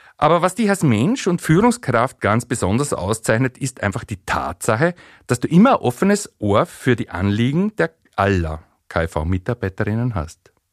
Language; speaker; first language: German; native; German